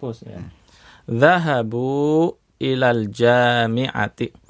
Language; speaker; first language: Indonesian; native; Indonesian